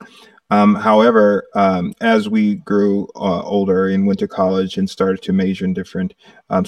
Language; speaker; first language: English; native; English